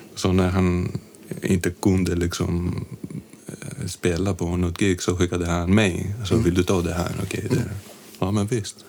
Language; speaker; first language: Swedish; non-native, fluent; Greek